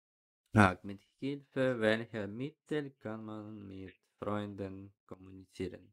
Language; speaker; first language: German; non-native, learner; Ukrainian